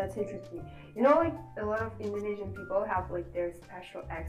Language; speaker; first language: English; non-native, fluent; Russian